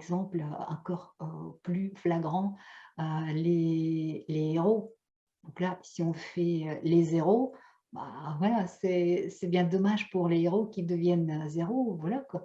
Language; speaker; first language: French; non-native, fluent; Russian